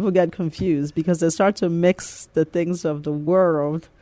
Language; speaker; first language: English; native; English